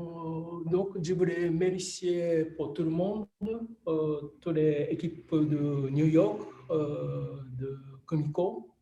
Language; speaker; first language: French; non-native, fluent; Japanese